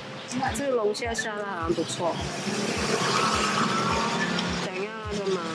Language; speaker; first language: Chinese; early bilingual, heritage; Chinese